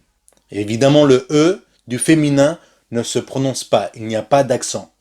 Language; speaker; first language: French; non-native, fluent; Spanish